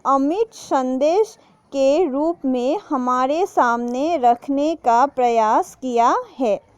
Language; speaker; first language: Hindi; non-native, local second language; Assamese